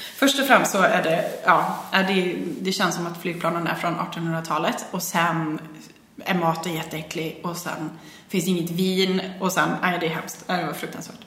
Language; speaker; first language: Swedish; native; Swedish